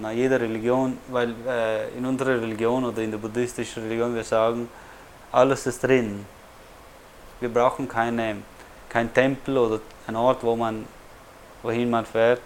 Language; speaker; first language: German; non-native, fluent; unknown